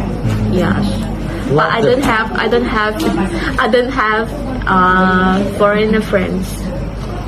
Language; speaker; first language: English; non-native, learner; Thai